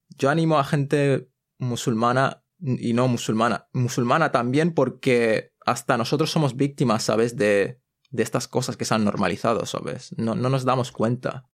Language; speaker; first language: Spanish; early bilingual, other home language; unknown